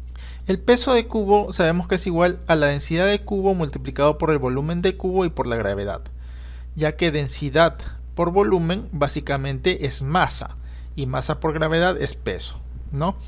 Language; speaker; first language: Spanish; native; Spanish